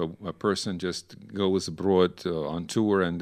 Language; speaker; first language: English; non-native, fluent; Ukrainian